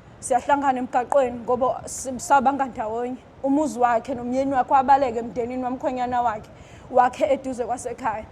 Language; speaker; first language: Zulu; native; Zulu